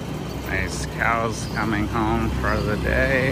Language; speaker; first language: English; non-native, fluent; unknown